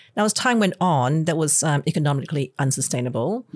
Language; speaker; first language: English; non-native, local second language; Cantonese